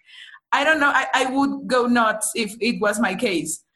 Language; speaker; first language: English; non-native, fluent; Spanish